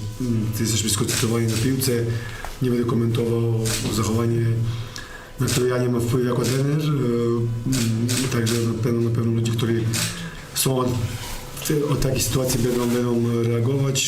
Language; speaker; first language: Polish; non-native, fluent; Serbian